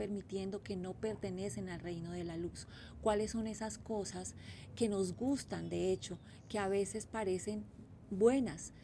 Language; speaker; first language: Spanish; native; Spanish